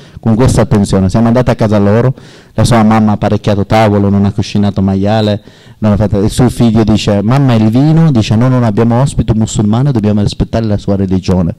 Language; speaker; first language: Italian; non-native, learner; Persian